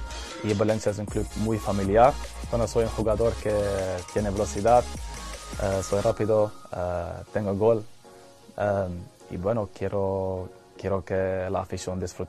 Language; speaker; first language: Spanish; non-native, fluent; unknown